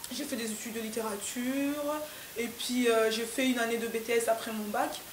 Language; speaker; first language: French; non-native, fluent; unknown